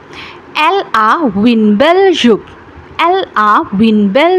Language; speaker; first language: French; non-native, fluent; Bangla